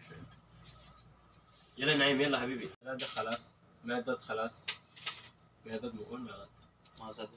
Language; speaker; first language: Arabic; non-native, learner; Hindi